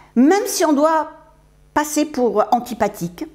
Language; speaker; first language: French; native; French